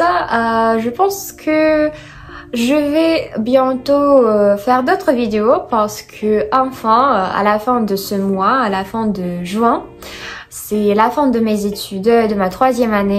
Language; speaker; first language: French; non-native, fluent; Russian